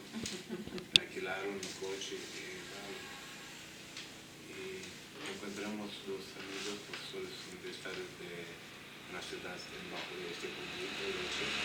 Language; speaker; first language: Spanish; non-native, fluent; Italian